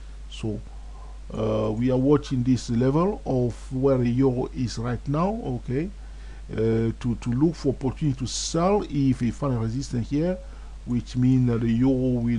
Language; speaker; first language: English; non-native, fluent; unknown